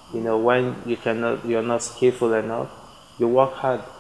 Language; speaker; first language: English; non-native, local second language; Igbo